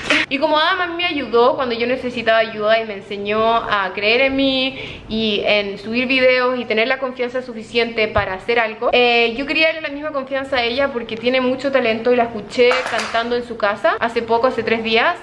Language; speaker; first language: Spanish; native; Spanish